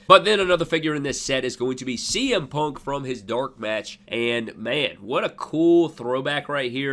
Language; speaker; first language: English; native; English